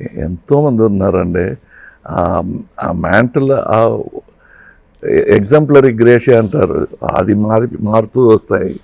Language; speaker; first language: Telugu; non-native, local second language; Tamil